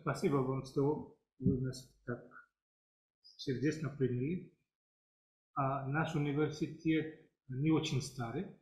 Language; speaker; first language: Russian; non-native, fluent; Assamese